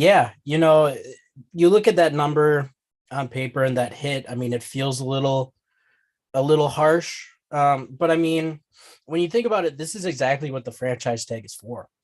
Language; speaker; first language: English; native; English